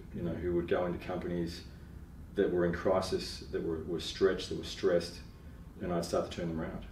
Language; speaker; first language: English; native; English